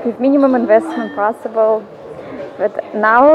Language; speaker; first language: English; non-native, fluent; Russian